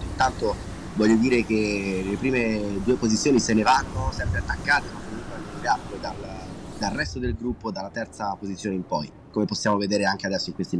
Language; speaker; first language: Italian; native; Italian